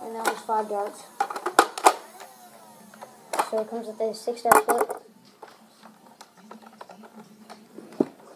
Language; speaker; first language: English; native; English